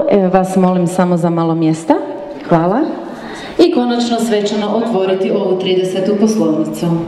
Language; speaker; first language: Croatian; native; Croatian